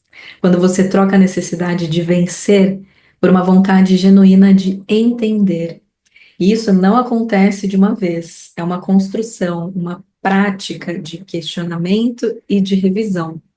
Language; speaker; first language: Portuguese; native; Portuguese